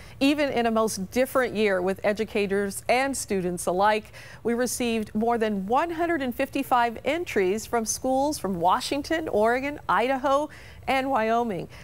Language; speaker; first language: English; native; English